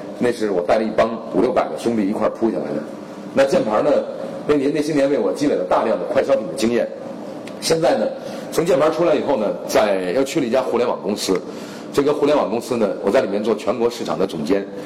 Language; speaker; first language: Chinese; native; Chinese